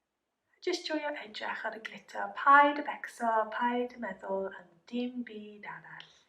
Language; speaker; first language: Welsh; non-native, local second language; English